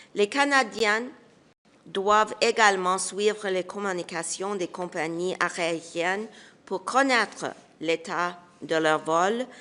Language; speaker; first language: French; non-native, fluent; English